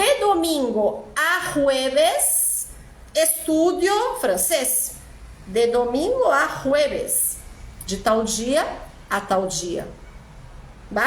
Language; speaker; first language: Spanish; non-native, fluent; Portuguese